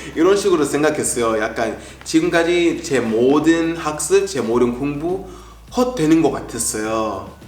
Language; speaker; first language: Korean; non-native, fluent; English